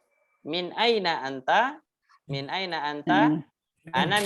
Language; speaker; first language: Arabic; non-native, fluent; Indonesian